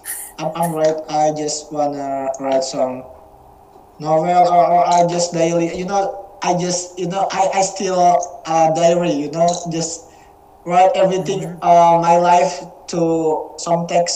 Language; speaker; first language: English; non-native, learner; Indonesian